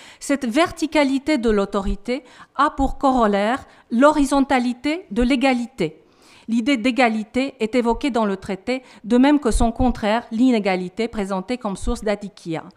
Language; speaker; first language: French; non-native, fluent; Romanian